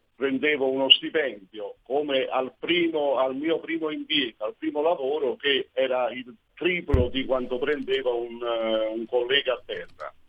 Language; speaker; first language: Italian; native; Italian